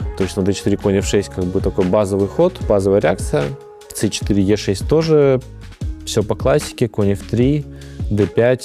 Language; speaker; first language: Russian; native; Russian